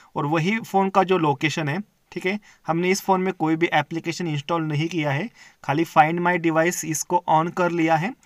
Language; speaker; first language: Hindi; non-native, local second language; Marathi